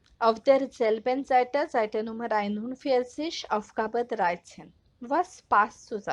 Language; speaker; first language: German; non-native, fluent; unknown